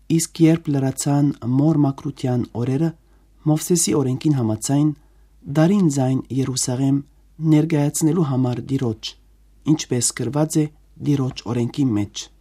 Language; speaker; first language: Armenian; native; Armenian